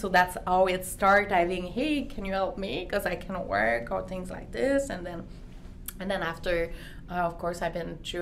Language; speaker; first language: English; non-native, learner; French